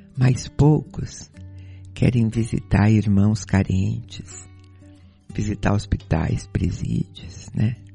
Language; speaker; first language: Portuguese; native; Portuguese